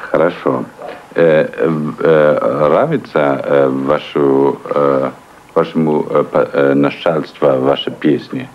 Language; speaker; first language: Russian; non-native, learner; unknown